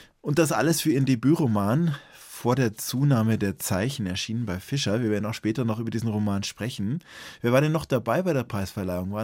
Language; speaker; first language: German; native; German